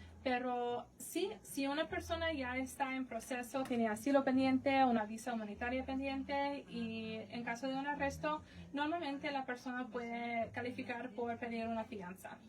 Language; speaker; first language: Spanish; non-native, fluent; English